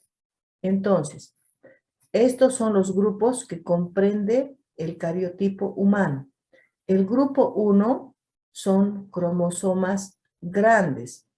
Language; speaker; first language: Spanish; native; Spanish